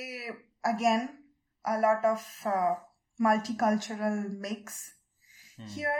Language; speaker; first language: English; non-native, local second language; Bangla